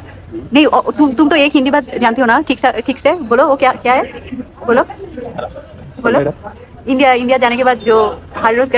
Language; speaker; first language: Hindi; non-native, learner; Bangla